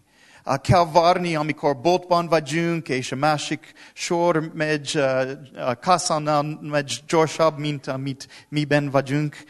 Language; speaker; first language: Hungarian; non-native, learner; English